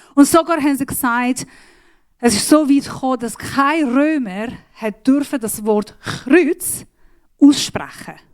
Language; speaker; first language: German; non-native, learner; Persian